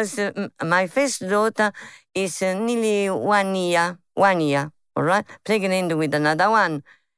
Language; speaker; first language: English; non-native, learner; Italian